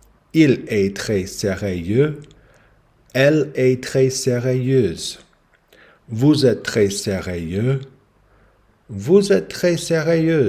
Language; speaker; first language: French; non-native, learner; English